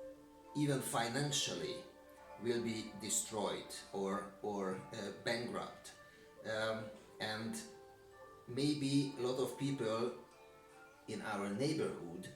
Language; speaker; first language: English; non-native, learner; Hungarian